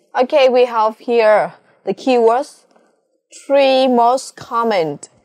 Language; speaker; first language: English; non-native, fluent; Vietnamese